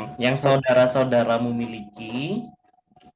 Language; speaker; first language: Indonesian; native; Indonesian